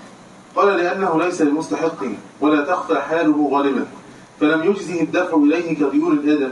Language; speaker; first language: Arabic; native; Arabic